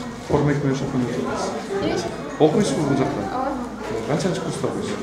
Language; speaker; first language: Kyrgyz; native; Kyrgyz